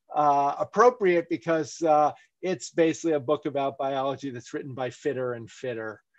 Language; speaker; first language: English; native; English